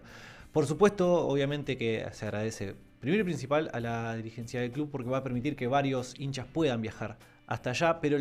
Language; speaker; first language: Spanish; native; Spanish